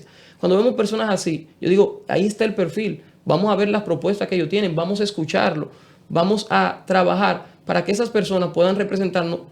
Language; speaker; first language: Spanish; native; Spanish